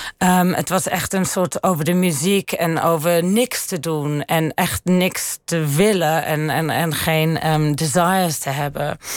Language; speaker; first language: Dutch; early bilingual, heritage; Dutch